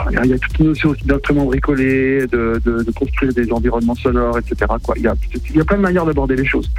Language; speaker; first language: French; native; French